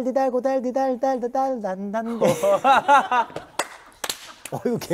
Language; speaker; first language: Korean; early bilingual, heritage; Korean